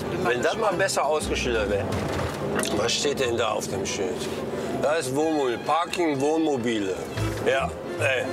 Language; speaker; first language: German; native; German